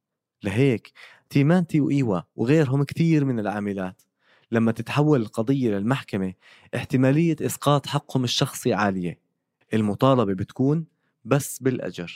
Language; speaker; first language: Arabic; native; Arabic